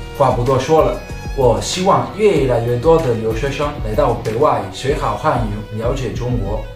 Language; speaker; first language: Chinese; non-native, fluent; Italian